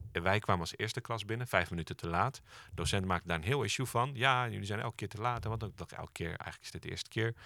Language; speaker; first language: Dutch; early bilingual, other home language; Turkish